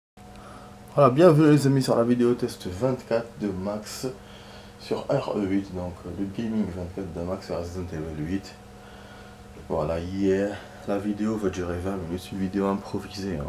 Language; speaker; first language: French; native; French